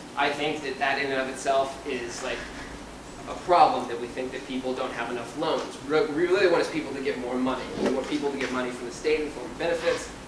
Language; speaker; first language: English; native; English